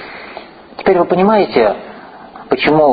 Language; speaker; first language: Russian; native; Russian